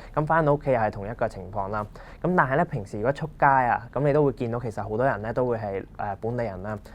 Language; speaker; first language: Cantonese; non-native, local second language; Punjabi